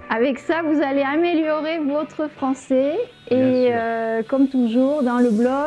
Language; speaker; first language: French; native; French